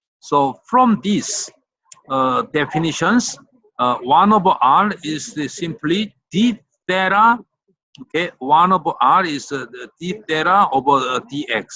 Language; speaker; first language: English; non-native, fluent; Korean